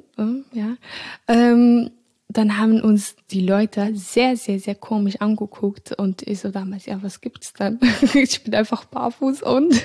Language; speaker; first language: German; non-native, fluent; Arabic